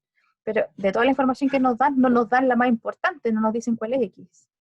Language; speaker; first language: Spanish; native; Spanish